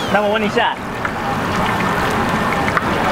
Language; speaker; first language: Chinese; non-native, learner; English